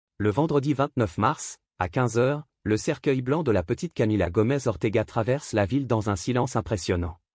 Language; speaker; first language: French; native; French